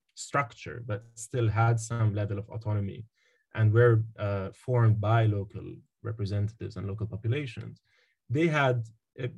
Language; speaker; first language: English; non-native, fluent; Arabic